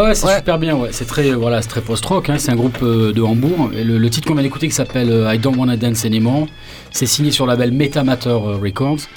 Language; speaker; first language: French; native; French